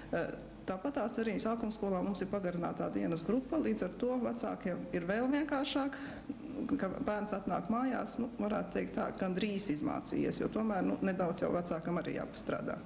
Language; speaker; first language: Latvian; native; Latvian